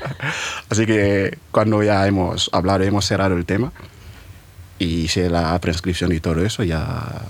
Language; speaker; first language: Spanish; non-native, fluent; Mandingo